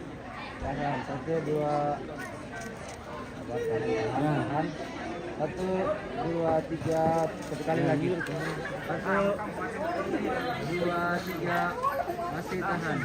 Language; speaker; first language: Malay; non-native, local second language; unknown